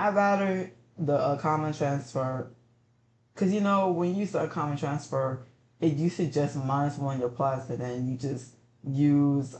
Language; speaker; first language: English; native; English